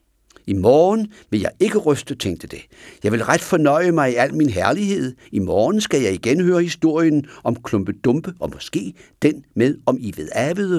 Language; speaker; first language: Danish; native; Danish